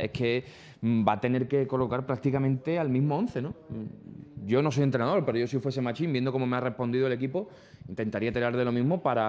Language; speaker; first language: Spanish; native; Spanish